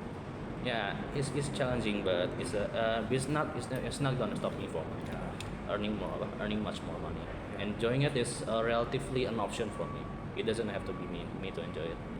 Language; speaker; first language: English; non-native, fluent; Indonesian